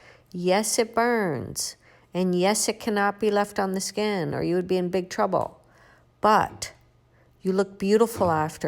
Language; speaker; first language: English; native; English